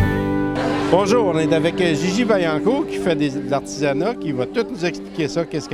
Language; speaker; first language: French; native; French